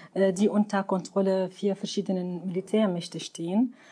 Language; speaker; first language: German; non-native, fluent; Arabic